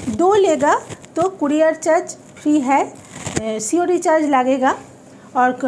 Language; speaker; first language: Hindi; non-native, local second language; Bangla